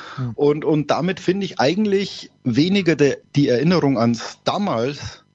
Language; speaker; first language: German; native; German